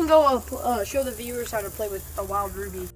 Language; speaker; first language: English; native; English